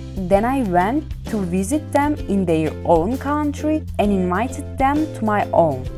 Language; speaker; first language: English; non-native, fluent; Turkish